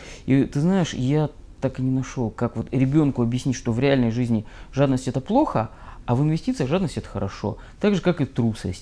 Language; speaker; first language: Russian; native; Russian